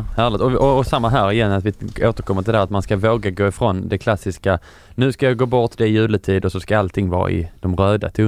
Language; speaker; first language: Swedish; native; Swedish